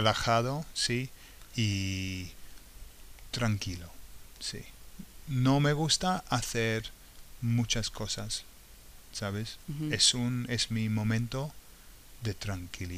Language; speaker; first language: Spanish; non-native, fluent; English